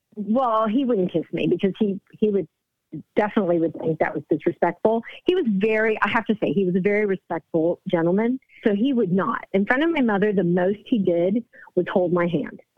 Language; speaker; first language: English; native; English